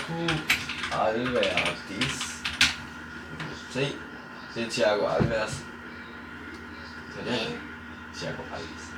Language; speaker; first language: Danish; native; Danish